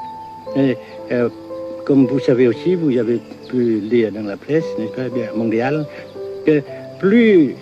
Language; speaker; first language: French; non-native, fluent; Vietnamese